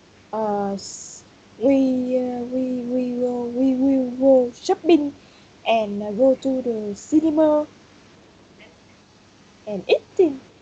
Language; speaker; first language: English; non-native, learner; Vietnamese